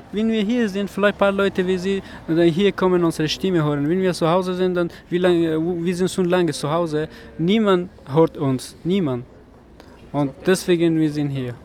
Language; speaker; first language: German; non-native, learner; Persian